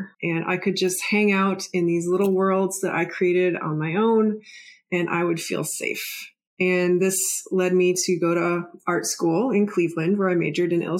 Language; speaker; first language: English; native; English